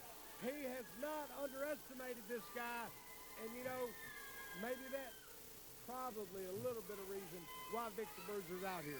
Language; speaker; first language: English; native; English